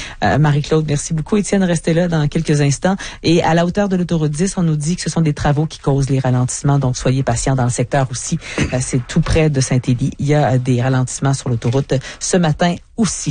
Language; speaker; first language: French; native; French